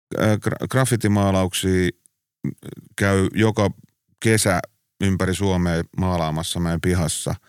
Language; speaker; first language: Finnish; native; Finnish